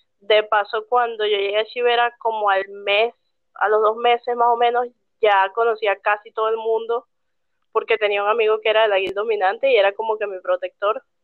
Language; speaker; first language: Spanish; native; Spanish